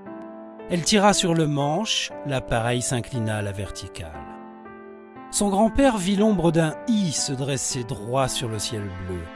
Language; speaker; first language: French; native; French